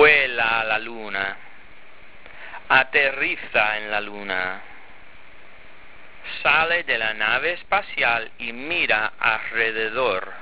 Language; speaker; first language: Spanish; non-native, fluent; English